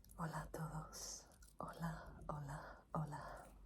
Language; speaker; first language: Spanish; non-native, learner; Greek